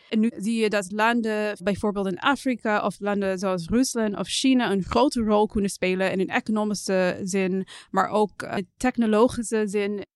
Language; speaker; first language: Dutch; non-native, fluent; English